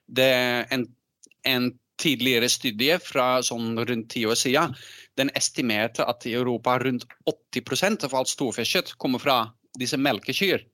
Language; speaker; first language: Norwegian; non-native, fluent; Dutch